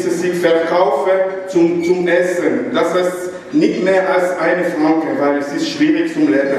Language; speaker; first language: German; non-native, learner; Lingala